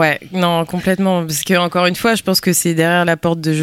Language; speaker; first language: French; early bilingual, other home language; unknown